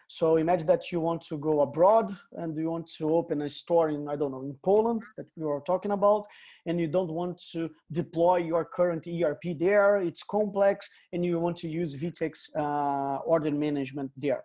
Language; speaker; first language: English; non-native, fluent; Portuguese